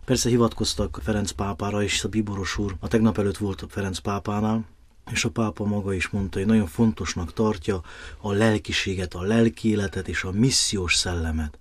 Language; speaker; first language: Hungarian; native; Hungarian